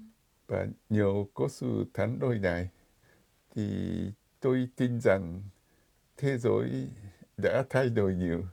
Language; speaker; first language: Vietnamese; non-native, fluent; Japanese